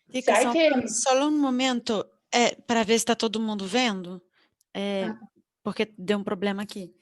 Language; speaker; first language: Portuguese; native; Portuguese